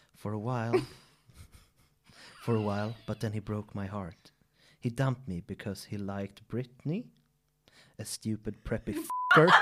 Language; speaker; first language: English; non-native, fluent; Swedish